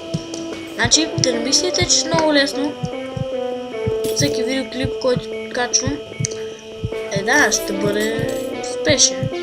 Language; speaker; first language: Bulgarian; native; Bulgarian